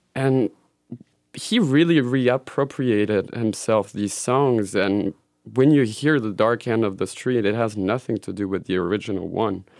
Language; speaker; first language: English; non-native, fluent; French